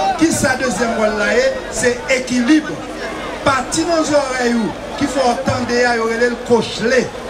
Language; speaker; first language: French; non-native, local second language; Haitian Creole